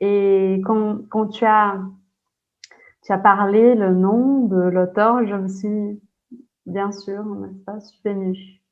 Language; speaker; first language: French; non-native, fluent; Portuguese